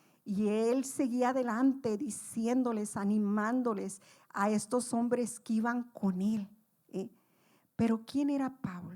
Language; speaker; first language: Spanish; native; Spanish